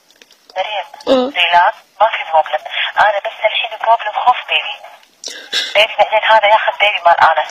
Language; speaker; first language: Arabic; non-native, learner; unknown